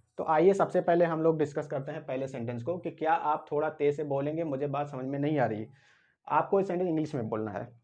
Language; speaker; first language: Hindi; native; Hindi